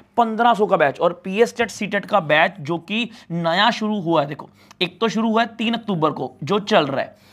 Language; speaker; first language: Hindi; non-native, local second language; Punjabi